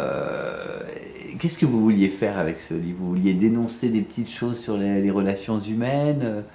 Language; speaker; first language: French; native; French